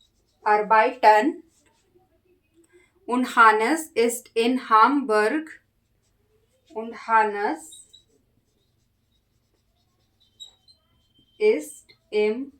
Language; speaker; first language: German; non-native, learner; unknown